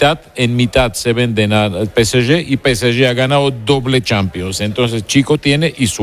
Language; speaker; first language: Spanish; non-native, fluent; Georgian